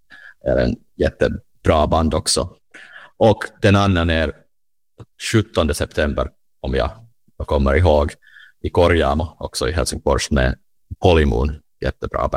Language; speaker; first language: Swedish; non-native, learner; Finnish